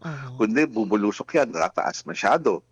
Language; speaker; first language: Filipino; native; Filipino